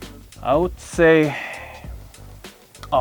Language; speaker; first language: English; non-native, fluent; Korean